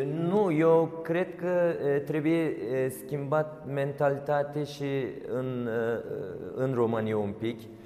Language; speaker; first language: Romanian; non-native, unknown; Turkish